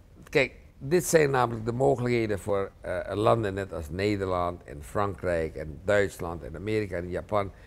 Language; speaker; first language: Dutch; non-native, fluent; Indonesian